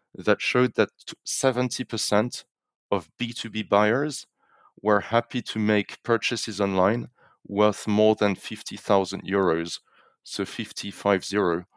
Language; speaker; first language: English; non-native, fluent; French